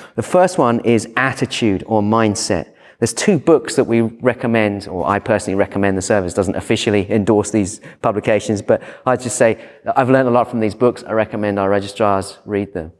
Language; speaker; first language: English; native; English